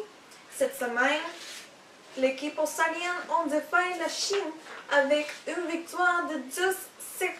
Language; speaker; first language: French; non-native, learner; English